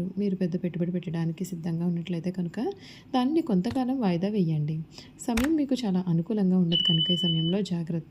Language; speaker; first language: Telugu; native; Telugu